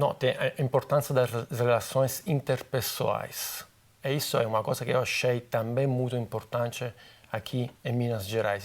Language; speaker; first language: Portuguese; non-native, fluent; Italian